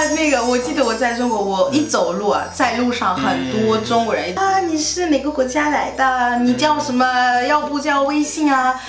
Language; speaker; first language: Chinese; non-native, fluent; French